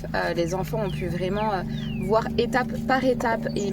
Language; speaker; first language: French; native; French